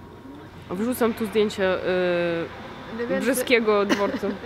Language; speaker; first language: Polish; non-native, fluent; Russian